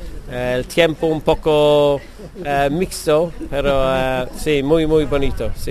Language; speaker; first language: Spanish; non-native, learner; English